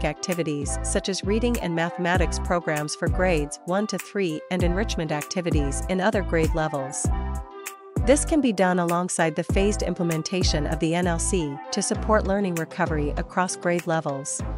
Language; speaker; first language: English; non-native, local second language; Filipino